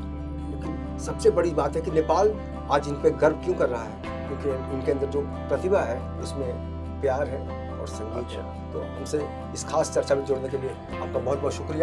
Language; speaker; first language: Hindi; native; Hindi